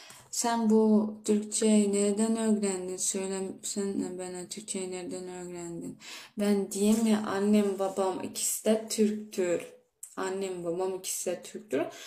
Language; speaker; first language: Turkish; early bilingual, heritage; Turkish